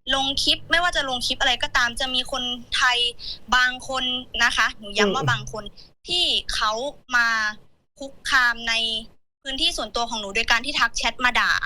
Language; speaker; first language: Thai; native; Thai